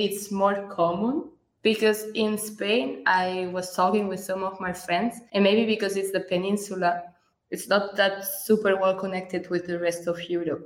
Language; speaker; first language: English; non-native, fluent; Catalan